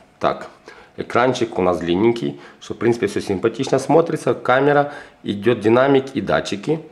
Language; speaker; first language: Russian; non-native, local second language; Ukrainian